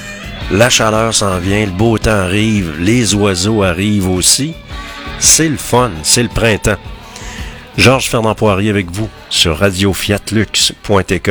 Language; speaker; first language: French; native; French